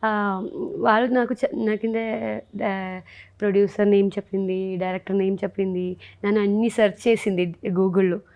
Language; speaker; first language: Telugu; non-native, learner; Malayalam